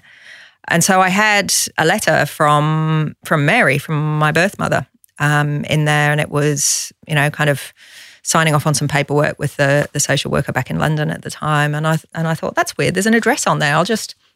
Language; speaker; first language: English; native; English